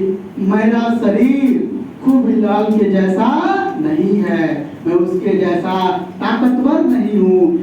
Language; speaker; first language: Hindi; native; Hindi